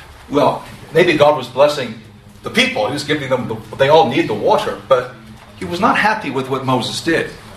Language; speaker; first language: English; native; English